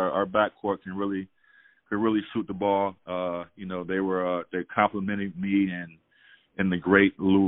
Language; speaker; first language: English; native; English